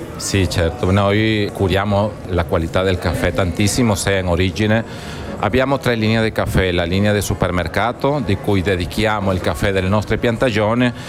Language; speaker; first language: Italian; non-native, fluent; Spanish